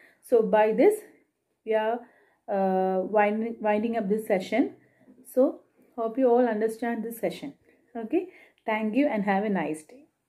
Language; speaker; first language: English; non-native, local second language; Malayalam